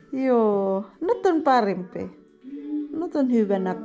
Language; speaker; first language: Finnish; non-native, learner; Filipino